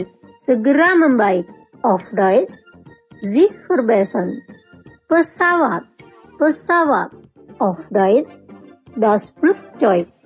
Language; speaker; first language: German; non-native, fluent; Indonesian